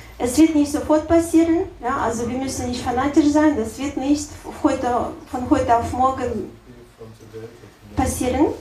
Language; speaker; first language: German; non-native, learner; Russian